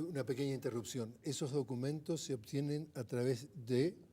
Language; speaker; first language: Spanish; native; Spanish